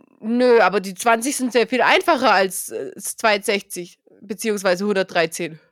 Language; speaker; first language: German; native; German